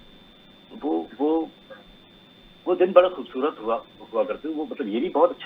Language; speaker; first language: Hindi; native; Hindi